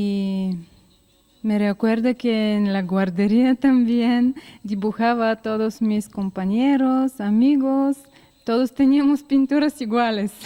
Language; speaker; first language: Spanish; non-native, learner; Bulgarian